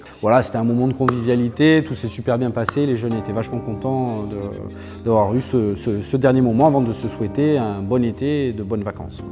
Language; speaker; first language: French; native; French